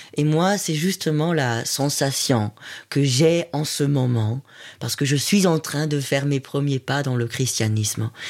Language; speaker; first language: French; non-native, fluent; German